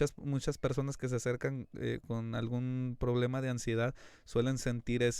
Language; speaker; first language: Spanish; native; Spanish